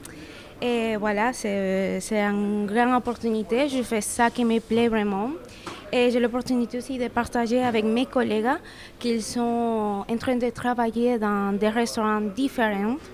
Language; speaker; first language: French; non-native, fluent; Spanish